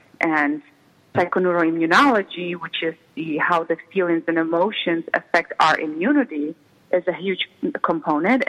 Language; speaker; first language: English; non-native, fluent; Czech